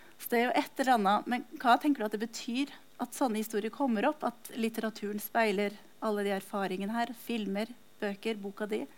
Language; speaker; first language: Norwegian; native; Norwegian